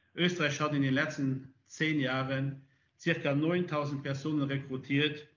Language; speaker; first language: German; native; German